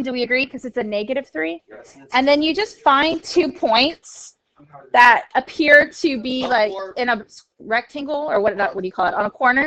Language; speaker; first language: English; native; English